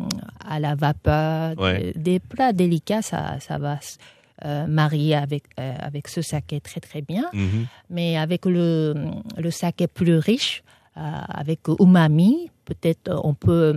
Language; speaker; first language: French; non-native, fluent; Japanese